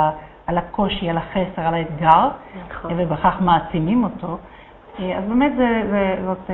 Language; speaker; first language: Hebrew; native; Hebrew